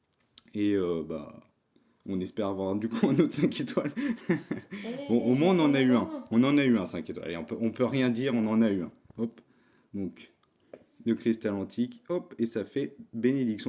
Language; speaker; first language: French; native; French